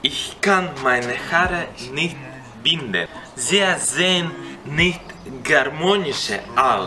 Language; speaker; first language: German; non-native, learner; Russian